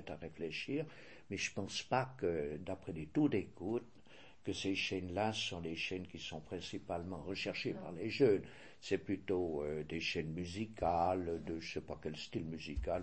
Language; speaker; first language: French; native; French